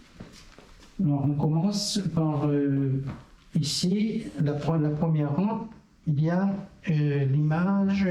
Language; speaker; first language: French; non-native, local second language; Réunion Creole French